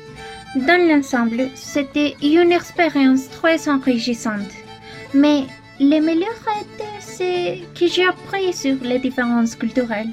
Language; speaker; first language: French; non-native, learner; Spanish